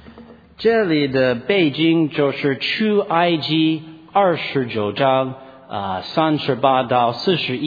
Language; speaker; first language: Chinese; non-native, fluent; English